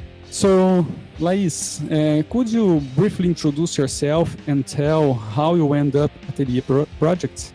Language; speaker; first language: English; non-native, fluent; Portuguese